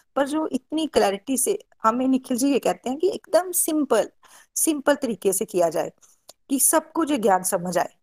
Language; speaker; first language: Hindi; native; Hindi